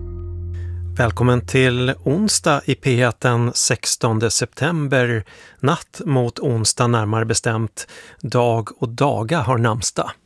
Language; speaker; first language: Swedish; native; Swedish